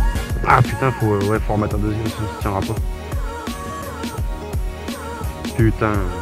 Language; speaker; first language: French; native; French